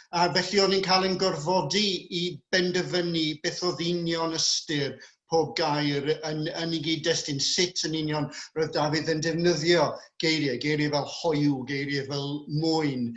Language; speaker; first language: Welsh; non-native, fluent; English